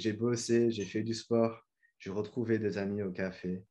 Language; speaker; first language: French; non-native, fluent; English